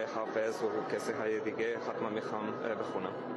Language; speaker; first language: Persian; non-native, learner; Spanish